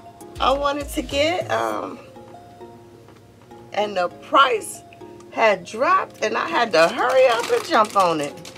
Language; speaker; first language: English; native; English